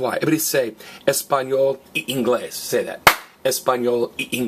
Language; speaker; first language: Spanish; non-native, fluent; English